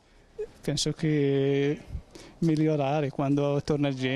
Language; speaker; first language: Italian; non-native, learner; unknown